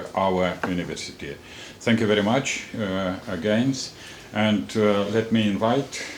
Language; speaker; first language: English; non-native, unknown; Romanian